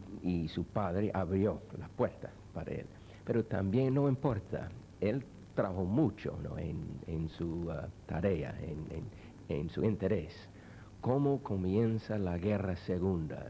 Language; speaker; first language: Spanish; non-native, fluent; English